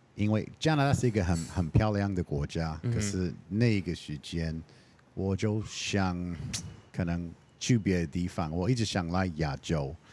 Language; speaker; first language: Chinese; non-native, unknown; English